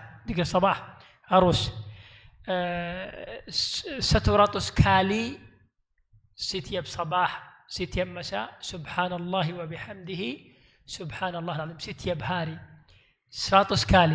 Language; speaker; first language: Indonesian; non-native, learner; Arabic